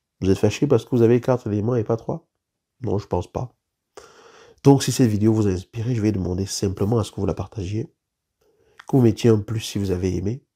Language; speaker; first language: French; native; French